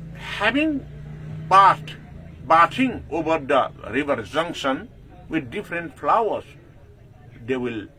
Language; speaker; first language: English; non-native, local second language; Nepali